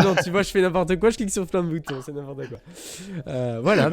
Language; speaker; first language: French; native; French